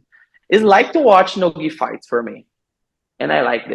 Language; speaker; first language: English; non-native, learner; Portuguese